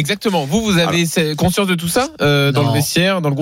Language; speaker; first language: French; native; French